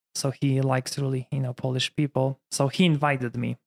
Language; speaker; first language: English; non-native, fluent; Polish